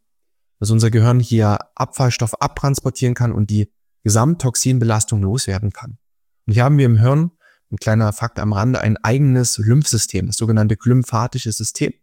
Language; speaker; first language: German; native; German